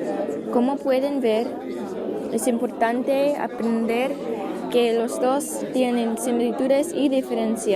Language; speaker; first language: Spanish; non-native, fluent; English